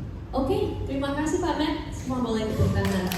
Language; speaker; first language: Indonesian; native; Indonesian